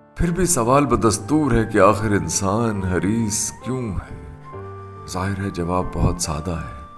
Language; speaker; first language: Urdu; non-native, local second language; Punjabi